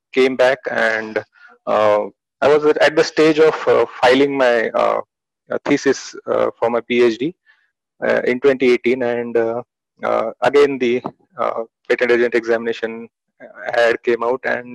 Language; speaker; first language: English; non-native, local second language; Marathi